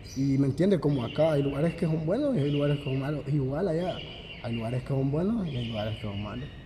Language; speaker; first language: Spanish; native; Spanish